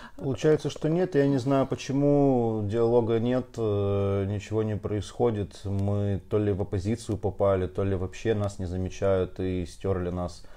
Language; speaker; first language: Russian; native; Russian